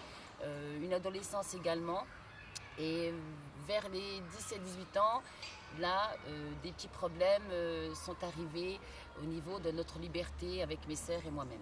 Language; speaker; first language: French; early bilingual, other home language; Kabyle